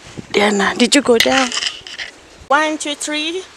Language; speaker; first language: English; non-native, fluent; Indonesian